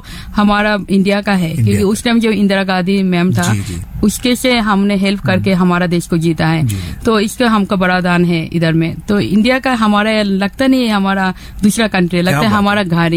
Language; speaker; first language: Hindi; non-native, fluent; Bangla